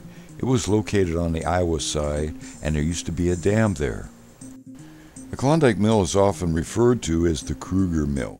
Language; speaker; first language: English; native; English